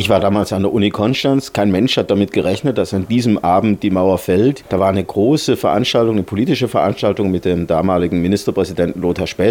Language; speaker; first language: German; native; German